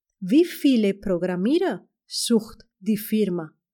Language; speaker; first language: German; non-native, fluent; Spanish